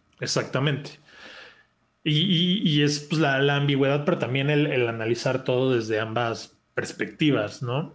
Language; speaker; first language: Spanish; native; Spanish